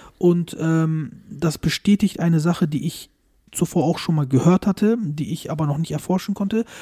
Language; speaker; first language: German; early bilingual, other home language; Turkish